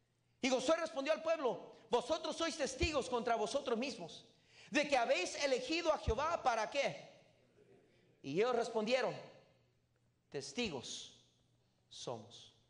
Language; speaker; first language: Spanish; native; Spanish